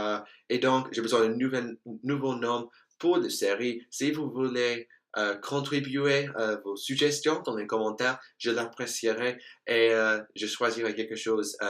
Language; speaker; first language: French; non-native, learner; English